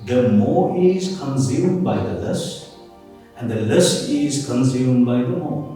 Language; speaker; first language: English; non-native, local second language; Sinhala